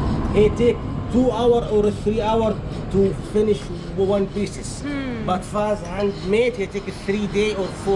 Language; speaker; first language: English; non-native, learner; Arabic